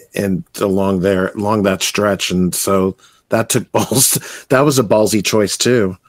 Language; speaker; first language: English; native; English